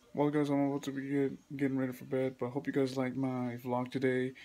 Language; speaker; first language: English; early bilingual, other home language; Spanish